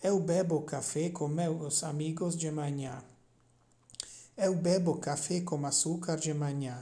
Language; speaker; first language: Portuguese; non-native, learner; Hungarian